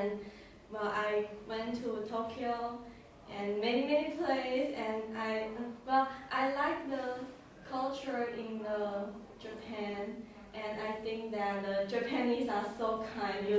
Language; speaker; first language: English; non-native, learner; Chinese